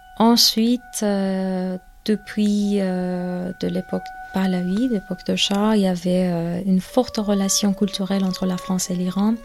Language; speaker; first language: French; non-native, fluent; Persian